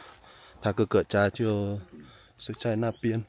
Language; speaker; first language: Chinese; non-native, learner; Vietnamese